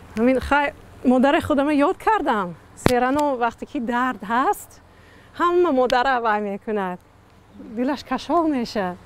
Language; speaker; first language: Tajik; non-native, learner; English